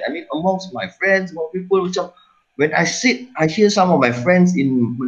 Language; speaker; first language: English; non-native, local second language; Malay